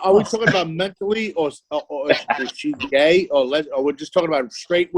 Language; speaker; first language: English; native; English